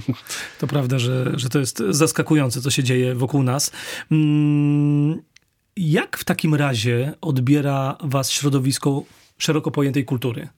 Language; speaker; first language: Polish; native; Polish